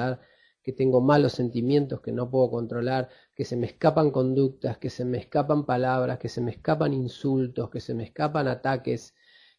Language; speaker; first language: Spanish; native; Spanish